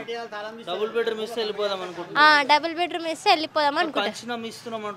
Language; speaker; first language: Telugu; native; Telugu